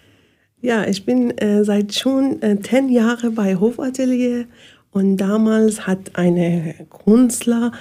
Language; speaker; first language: German; non-native, learner; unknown